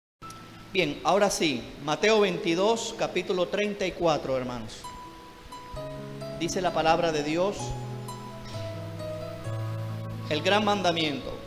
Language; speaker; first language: Spanish; native; Spanish